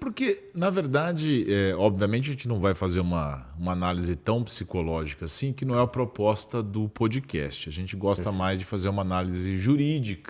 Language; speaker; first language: Portuguese; native; Portuguese